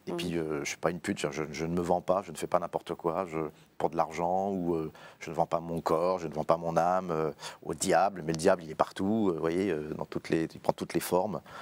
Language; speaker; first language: French; native; French